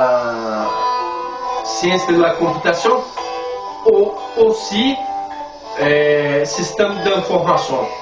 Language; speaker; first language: French; non-native, learner; Spanish